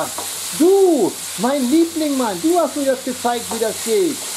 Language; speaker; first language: German; native; German